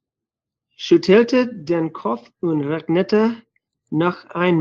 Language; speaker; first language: German; non-native, learner; English